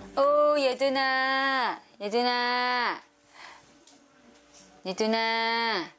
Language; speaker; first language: Korean; non-native, learner; Thai